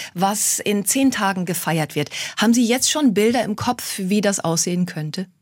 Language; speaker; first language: German; native; German